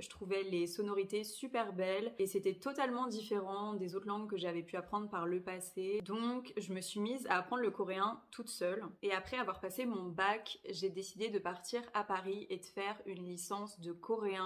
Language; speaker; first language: French; native; French